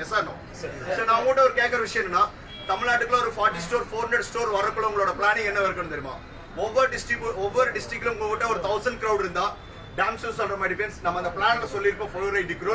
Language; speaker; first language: Tamil; native; Tamil